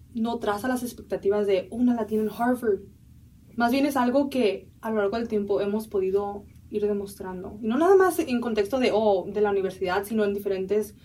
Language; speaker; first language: Spanish; early bilingual, heritage; Spanish